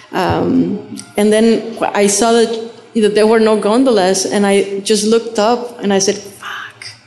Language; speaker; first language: English; non-native, fluent; Spanish